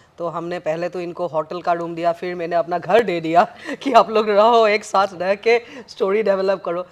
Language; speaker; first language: Hindi; non-native, local second language; Assamese